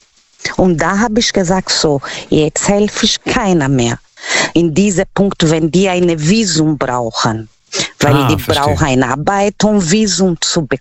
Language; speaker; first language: German; non-native, learner; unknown